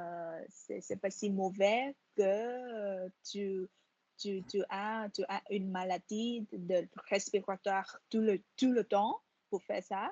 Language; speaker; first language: French; non-native, fluent; Vietnamese